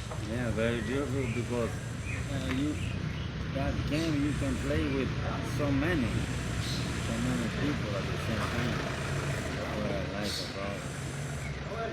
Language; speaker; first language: English; non-native, learner; Spanish